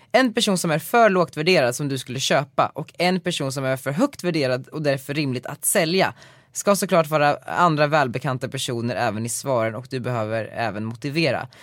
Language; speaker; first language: Swedish; native; Swedish